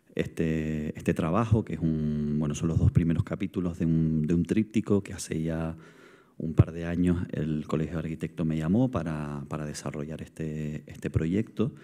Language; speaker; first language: Spanish; native; Spanish